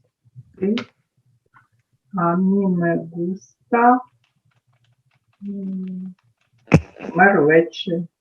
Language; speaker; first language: Spanish; non-native, learner; English